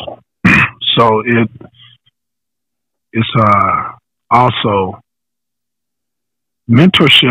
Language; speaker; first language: English; native; English